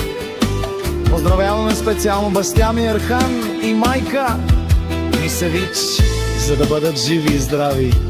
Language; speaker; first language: Bulgarian; non-native, local second language; Romany